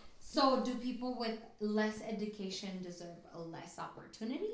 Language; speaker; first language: English; early bilingual, other home language; Spanish